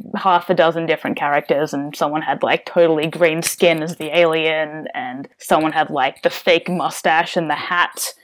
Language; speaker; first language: English; native; English